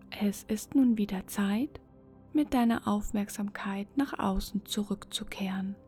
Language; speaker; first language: German; native; German